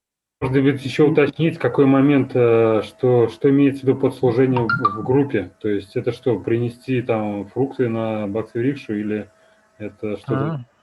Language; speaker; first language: Russian; native; Russian